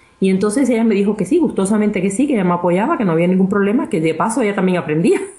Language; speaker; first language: Spanish; native; Spanish